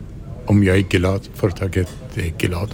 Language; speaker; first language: Swedish; non-native, learner; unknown